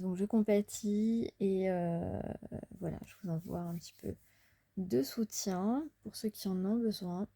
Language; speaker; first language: French; native; French